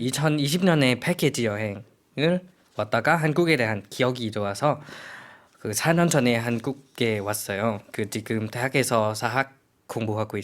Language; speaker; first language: Korean; non-native, fluent; Thai